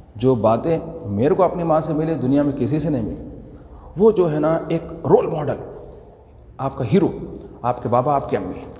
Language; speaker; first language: Urdu; native; Urdu